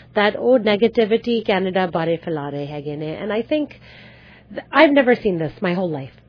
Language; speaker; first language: Punjabi; early bilingual, heritage; Punjabi